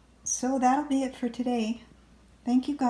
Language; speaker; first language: English; native; English